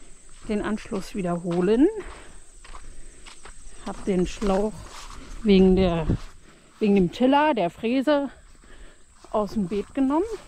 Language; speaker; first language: German; native; German